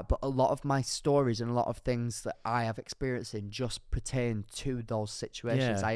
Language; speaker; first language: English; native; English